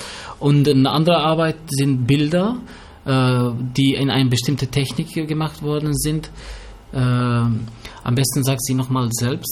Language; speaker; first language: German; early bilingual, other home language; Albanian